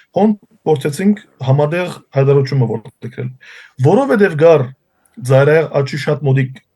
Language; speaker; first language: Armenian; early bilingual, heritage; Armenian